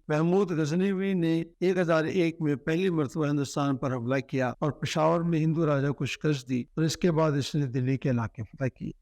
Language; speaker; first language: Urdu; non-native, local second language; Punjabi